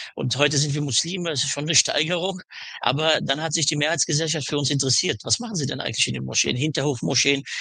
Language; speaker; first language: German; early bilingual, other home language; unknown